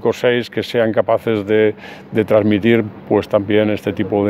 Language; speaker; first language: Spanish; native; Spanish